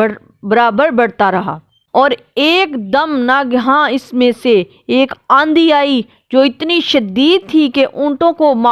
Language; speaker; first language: Urdu; native; Urdu